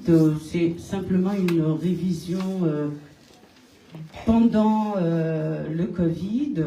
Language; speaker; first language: French; non-native, local second language; Kabyle